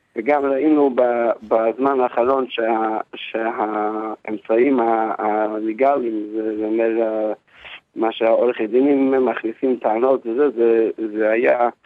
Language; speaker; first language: Hebrew; non-native, fluent; English